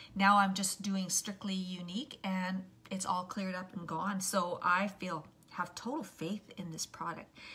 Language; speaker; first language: English; native; English